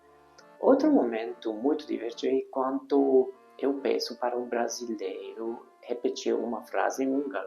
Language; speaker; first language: Portuguese; non-native, fluent; Hungarian